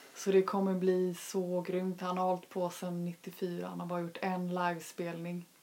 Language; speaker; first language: Swedish; native; Swedish